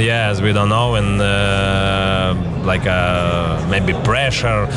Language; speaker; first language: English; non-native, learner; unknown